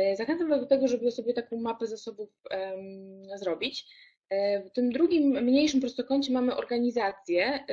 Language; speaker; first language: Polish; native; Polish